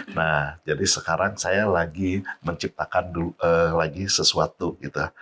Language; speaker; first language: Indonesian; native; Indonesian